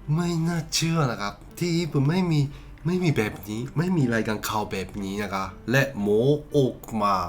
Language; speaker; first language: Thai; non-native, learner; Japanese